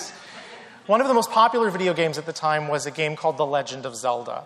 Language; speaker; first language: English; native; English